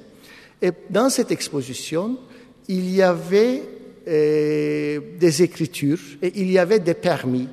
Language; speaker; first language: French; non-native, fluent; Turkish